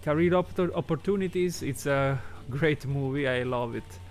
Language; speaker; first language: English; non-native, fluent; Italian